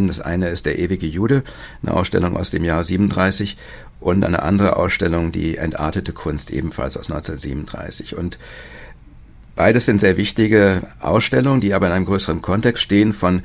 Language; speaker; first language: German; native; German